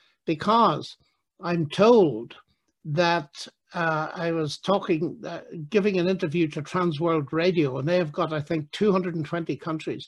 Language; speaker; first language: English; native; English